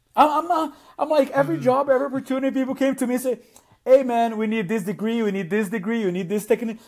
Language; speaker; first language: English; non-native, fluent; Portuguese